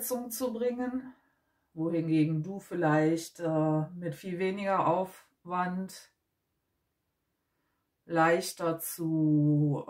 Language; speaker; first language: German; native; German